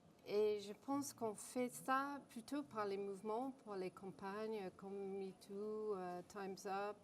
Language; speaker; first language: French; non-native, fluent; English